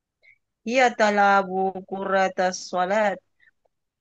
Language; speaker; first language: Arabic; non-native, learner; Indonesian